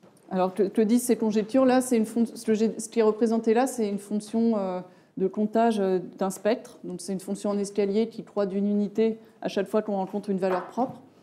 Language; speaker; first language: French; native; French